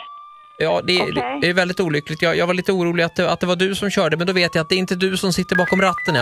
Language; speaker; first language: Swedish; native; Swedish